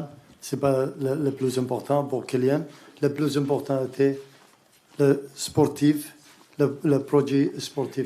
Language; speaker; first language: French; non-native, learner; Arabic